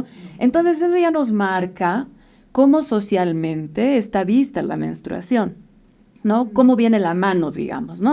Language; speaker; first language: Spanish; native; Spanish